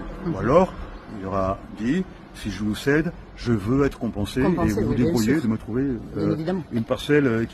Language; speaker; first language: French; native; French